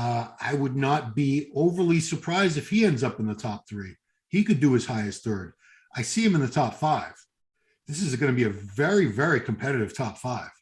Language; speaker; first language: English; native; English